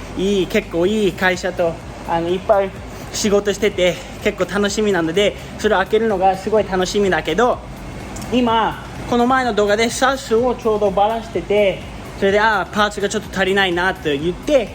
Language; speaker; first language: Japanese; early bilingual, heritage; Japanese